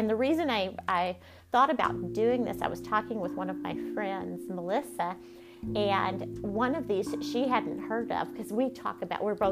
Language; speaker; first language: English; native; English